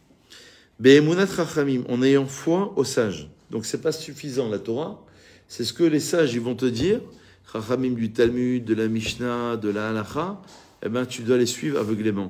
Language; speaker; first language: French; native; French